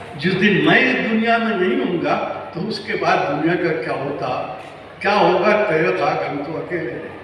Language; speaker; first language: Urdu; native; Urdu